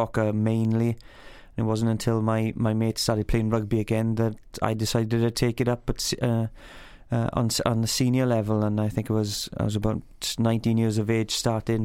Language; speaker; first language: English; native; English